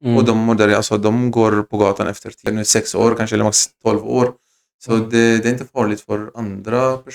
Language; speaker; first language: Swedish; non-native, fluent; Arabic